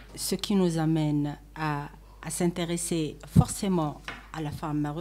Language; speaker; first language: French; non-native, local second language; Arabic